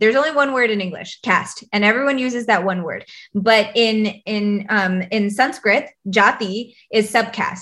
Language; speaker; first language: English; native; English